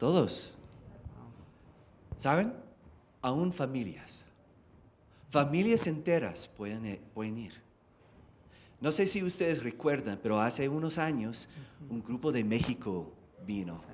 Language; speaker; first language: Spanish; non-native, fluent; English